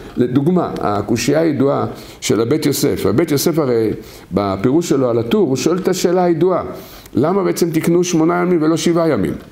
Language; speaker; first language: Hebrew; native; Hebrew